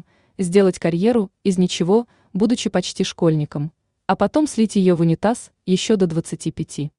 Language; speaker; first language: Russian; native; Russian